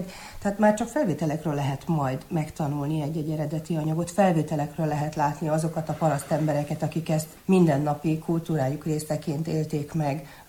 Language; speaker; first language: Hungarian; native; Hungarian